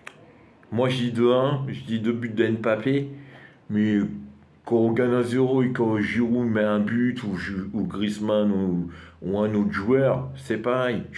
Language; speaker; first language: French; non-native, fluent; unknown